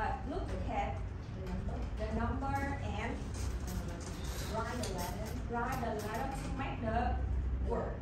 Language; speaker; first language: English; non-native, learner; Vietnamese